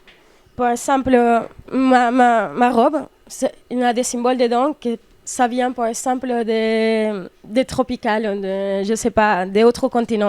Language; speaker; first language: French; non-native, fluent; Spanish